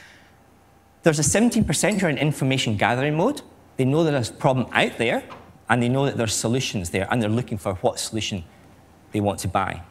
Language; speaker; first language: English; native; English